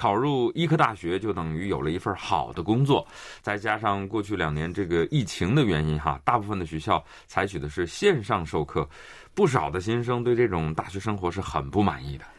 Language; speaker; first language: Chinese; native; Chinese